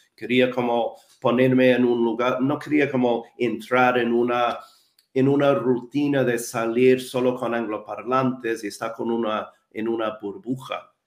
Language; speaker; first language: Spanish; non-native, fluent; English